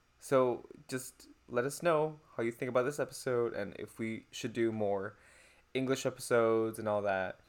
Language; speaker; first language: English; non-native, fluent; Chinese